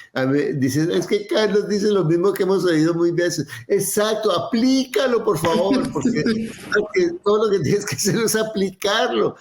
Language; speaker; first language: Spanish; native; Spanish